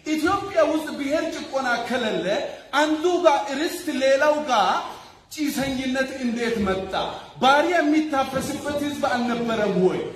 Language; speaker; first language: Amharic; non-native, local second language; Wolaytta